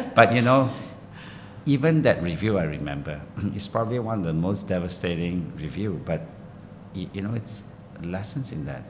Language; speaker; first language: English; non-native, local second language; Min Nan Chinese